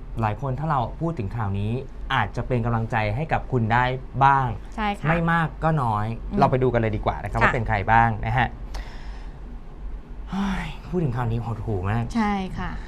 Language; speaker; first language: Thai; native; Thai